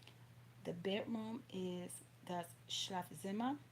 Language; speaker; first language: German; non-native, learner; English